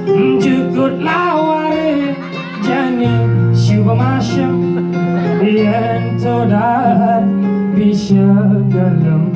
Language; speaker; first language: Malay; non-native, local second language; Balinese